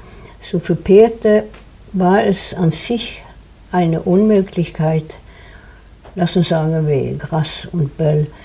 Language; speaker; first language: German; non-native, fluent; Swedish